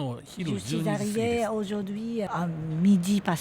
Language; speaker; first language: French; non-native, fluent; Japanese